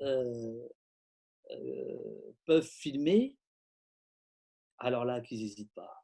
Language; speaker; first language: French; native; French